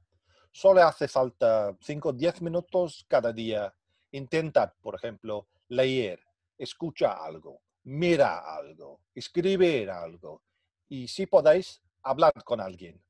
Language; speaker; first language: Spanish; non-native, fluent; English